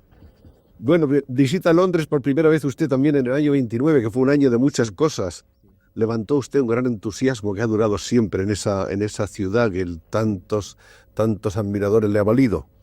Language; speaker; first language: Spanish; native; Spanish